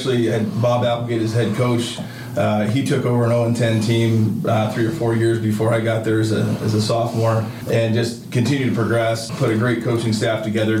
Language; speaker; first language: English; native; English